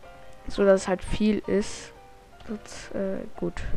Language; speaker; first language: German; native; German